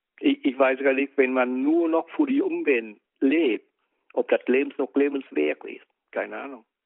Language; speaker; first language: German; non-native, fluent; Vietnamese